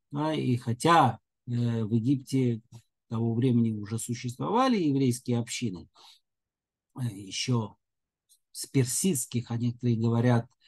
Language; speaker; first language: Russian; native; Russian